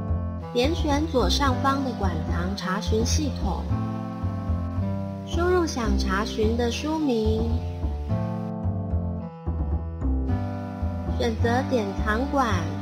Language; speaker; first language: Chinese; native; Chinese